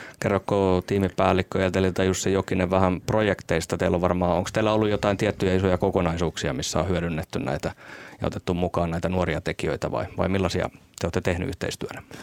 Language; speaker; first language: Finnish; native; Finnish